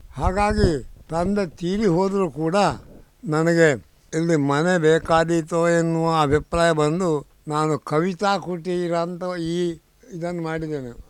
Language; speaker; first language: Kannada; non-native, local second language; Tulu